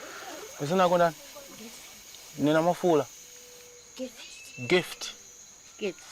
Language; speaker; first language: Chinese; non-native, fluent; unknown